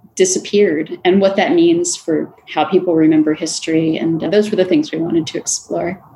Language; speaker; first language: English; native; English